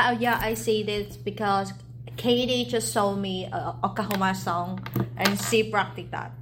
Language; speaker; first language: English; non-native, learner; Vietnamese